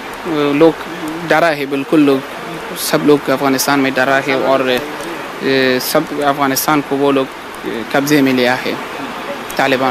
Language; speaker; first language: Hindi; non-native, learner; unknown